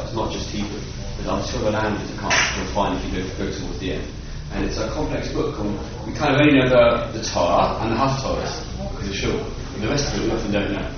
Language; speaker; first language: English; native; English